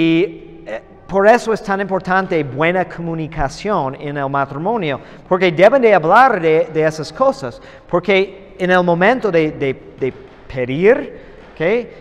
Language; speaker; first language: Spanish; non-native, fluent; English